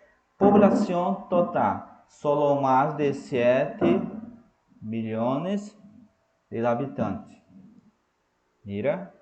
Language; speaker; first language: Spanish; non-native, fluent; Portuguese